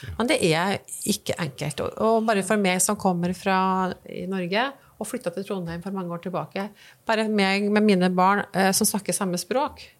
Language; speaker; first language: Norwegian; native; Norwegian